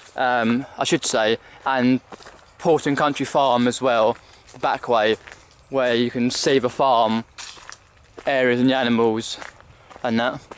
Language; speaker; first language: English; native; English